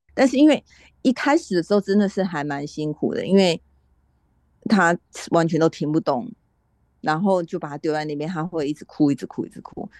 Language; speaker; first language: Chinese; native; Chinese